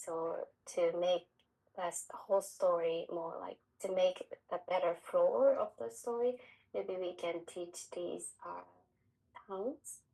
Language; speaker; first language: English; non-native, learner; Japanese